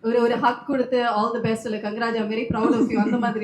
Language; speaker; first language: Tamil; native; Tamil